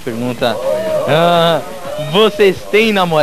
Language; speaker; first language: Portuguese; native; Portuguese